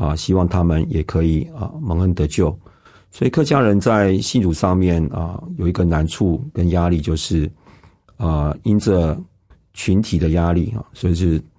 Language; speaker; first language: Chinese; non-native, local second language; Hakka Chinese